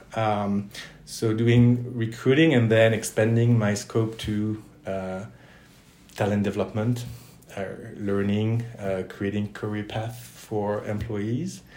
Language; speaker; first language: English; non-native, fluent; French